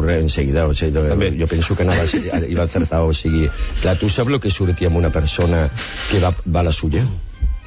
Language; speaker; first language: Catalan; non-native, local second language; Spanish